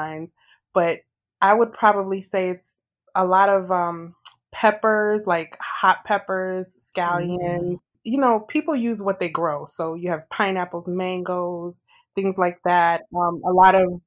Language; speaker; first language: English; native; English